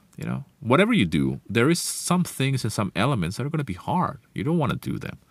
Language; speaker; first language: English; non-native, fluent; Spanish